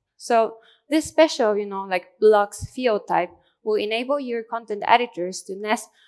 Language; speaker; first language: English; non-native, fluent; Japanese